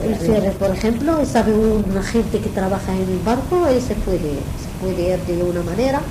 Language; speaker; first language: Spanish; non-native, learner; Arabic